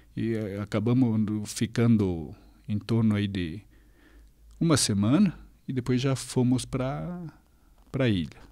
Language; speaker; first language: Portuguese; non-native, fluent; Spanish